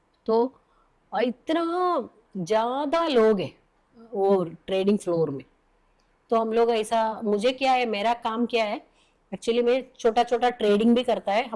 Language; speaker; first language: Hindi; non-native, local second language; Malayalam